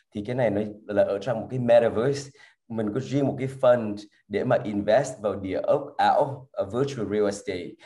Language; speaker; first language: Vietnamese; early bilingual, heritage; Vietnamese